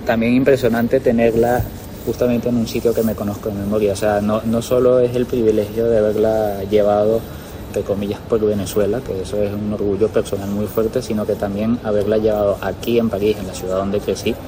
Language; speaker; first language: Spanish; native; Spanish